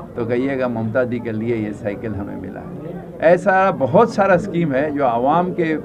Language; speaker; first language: Hindi; non-native, local second language; Bangla